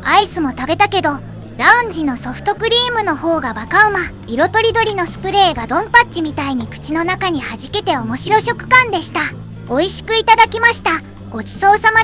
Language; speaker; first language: Japanese; native; Japanese